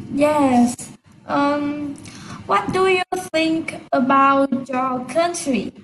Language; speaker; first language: English; non-native, learner; Vietnamese